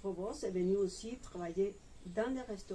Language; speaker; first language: French; non-native, fluent; Spanish